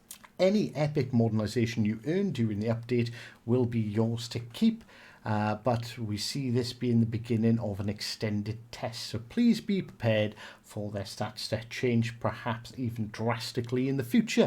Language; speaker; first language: English; native; English